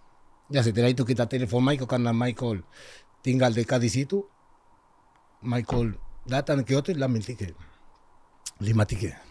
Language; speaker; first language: Indonesian; non-native, learner; Spanish